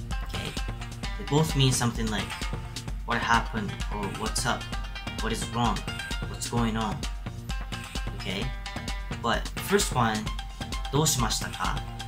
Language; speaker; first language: English; non-native, fluent; Japanese